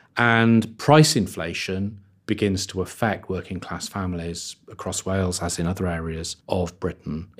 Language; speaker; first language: English; native; English